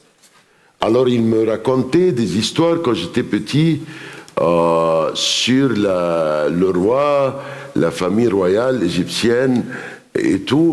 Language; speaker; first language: French; non-native, fluent; Arabic